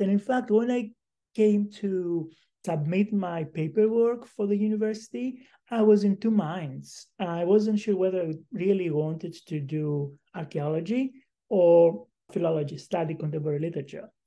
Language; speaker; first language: English; non-native, fluent; Greek